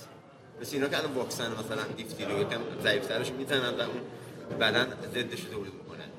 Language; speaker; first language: Persian; native; Persian